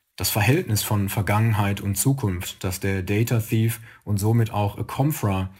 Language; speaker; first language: German; native; German